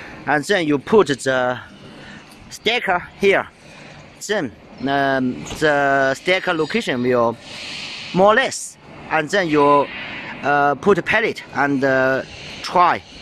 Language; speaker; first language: English; non-native, learner; Chinese